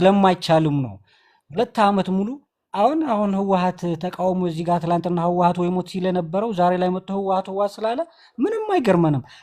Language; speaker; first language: Amharic; non-native, local second language; Tigrinya